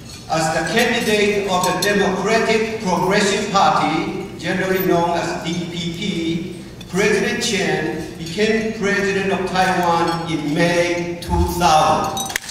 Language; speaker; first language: English; non-native, fluent; Min Nan Chinese